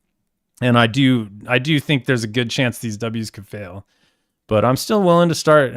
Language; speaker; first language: English; native; English